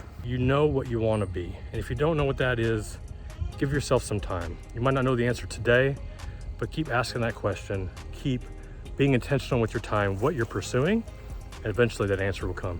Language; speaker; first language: English; native; English